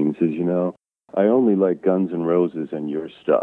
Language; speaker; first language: English; non-native, fluent; German